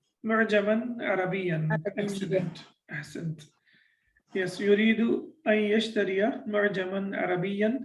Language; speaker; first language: Arabic; non-native, fluent; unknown